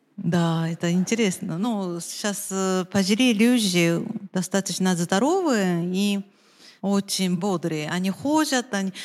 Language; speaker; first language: Russian; non-native, fluent; Japanese